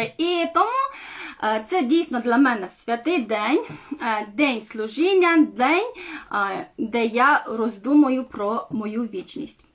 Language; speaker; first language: Ukrainian; non-native, local second language; Romanian